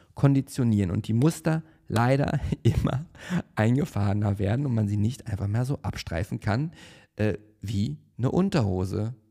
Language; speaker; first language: German; native; German